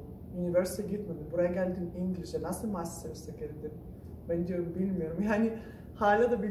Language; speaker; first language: Turkish; non-native, fluent; Russian